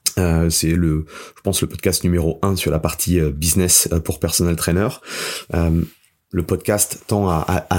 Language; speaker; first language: French; native; French